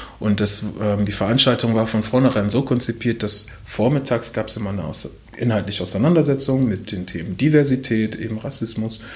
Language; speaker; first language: German; early bilingual, other home language; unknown